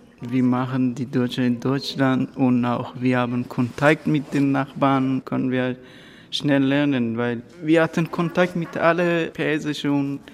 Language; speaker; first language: German; non-native, learner; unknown